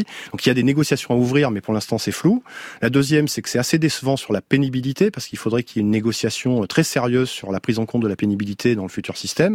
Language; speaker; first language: French; native; French